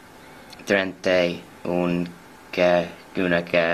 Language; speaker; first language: Spanish; non-native, learner; English